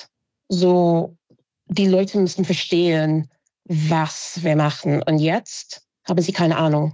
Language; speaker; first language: German; non-native, fluent; English